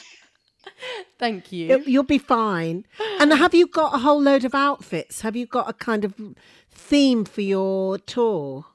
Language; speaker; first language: English; early bilingual, other home language; Albanian